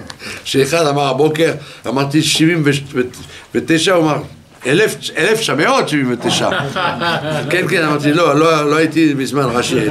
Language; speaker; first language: Hebrew; non-native, fluent; French